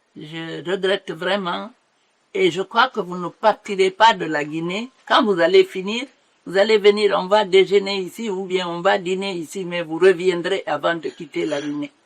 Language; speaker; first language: French; non-native, local second language; Mandingo